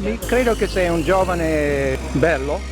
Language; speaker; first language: Italian; non-native, learner; English